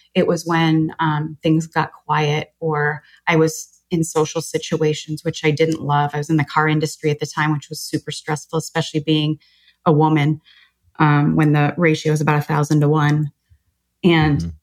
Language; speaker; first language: English; native; English